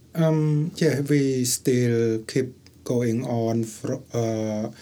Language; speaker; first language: English; non-native, learner; Khmer